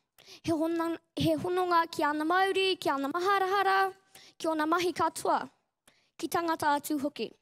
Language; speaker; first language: Māori; non-native, local second language; English